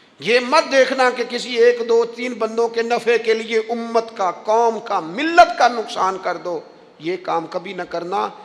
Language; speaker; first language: Urdu; non-native, local second language; Punjabi